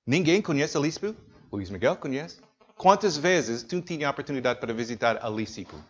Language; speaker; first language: Portuguese; non-native, learner; English